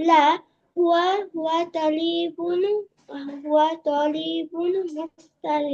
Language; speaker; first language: Arabic; non-native, learner; Bangla